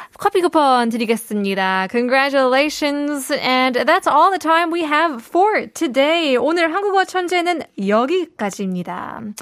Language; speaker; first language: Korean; native; Korean